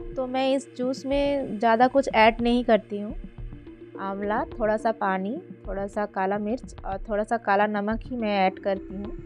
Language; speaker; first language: Hindi; non-native, local second language; Bangla